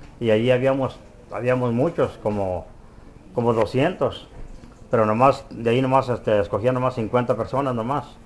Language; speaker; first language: Spanish; native; Spanish